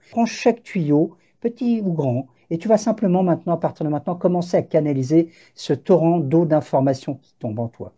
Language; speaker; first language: French; native; French